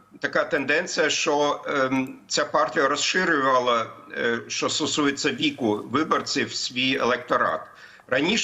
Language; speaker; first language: Ukrainian; non-native, fluent; German